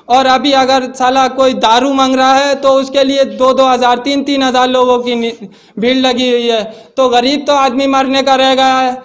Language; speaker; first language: Hindi; native; Hindi